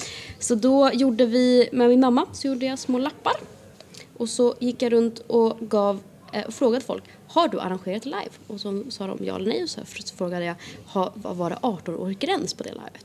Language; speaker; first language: Swedish; native; Swedish